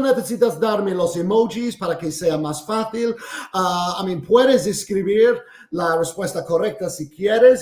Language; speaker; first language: Spanish; non-native, fluent; English